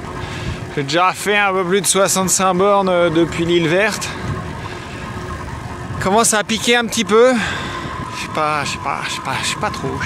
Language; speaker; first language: French; native; French